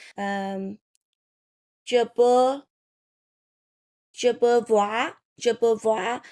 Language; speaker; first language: French; non-native, learner; Vietnamese